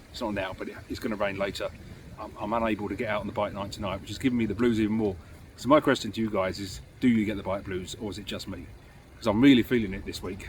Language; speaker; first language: English; native; English